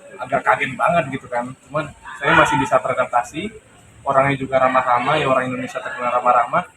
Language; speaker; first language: Indonesian; native; Indonesian